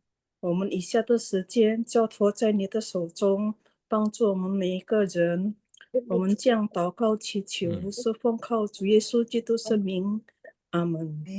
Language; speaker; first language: Chinese; non-native, learner; Indonesian